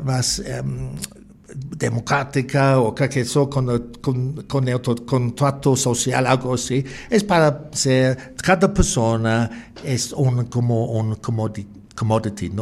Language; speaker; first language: Spanish; non-native, learner; English